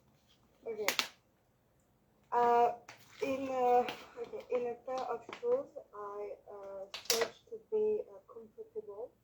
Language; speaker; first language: English; non-native, learner; French